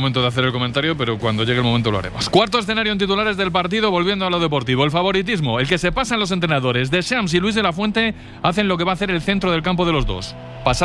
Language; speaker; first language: Spanish; native; Spanish